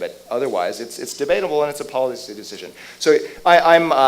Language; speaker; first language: English; native; English